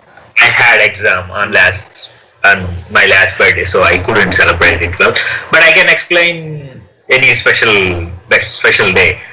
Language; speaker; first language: English; non-native, learner; Telugu